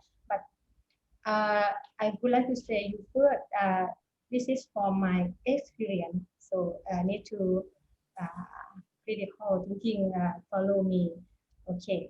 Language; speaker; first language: English; non-native, fluent; Thai